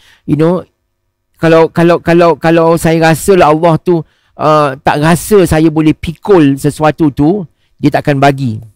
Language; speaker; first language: Malay; native; Malay